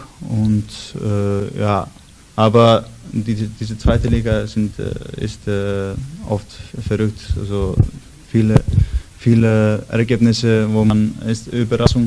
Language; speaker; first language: German; non-native, learner; Icelandic